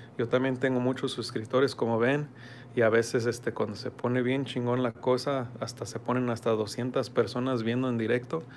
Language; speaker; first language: Spanish; early bilingual, heritage; Spanish